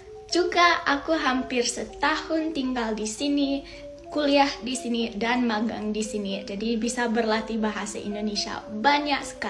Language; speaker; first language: Indonesian; non-native, fluent; English